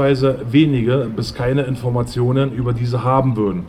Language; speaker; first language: German; native; German